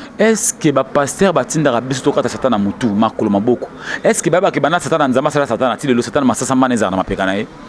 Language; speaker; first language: Lingala; native; Lingala